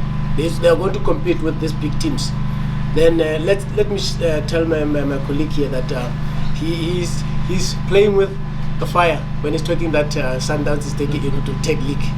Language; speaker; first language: English; non-native, local second language; Northern Sotho